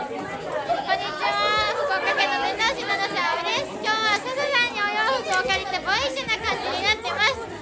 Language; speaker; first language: Japanese; native; Japanese